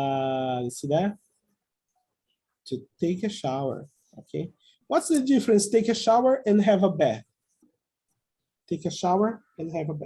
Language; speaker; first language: English; non-native, fluent; Portuguese